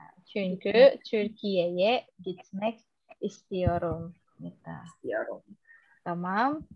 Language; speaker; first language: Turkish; non-native, fluent; Indonesian